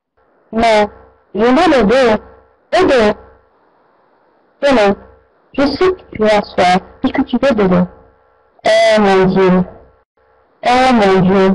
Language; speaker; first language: French; non-native, learner; Arabic